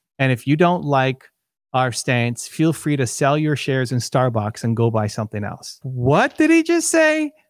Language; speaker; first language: English; native; English